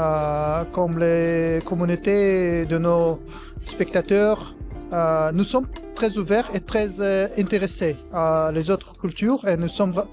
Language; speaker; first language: French; non-native, fluent; Kazakh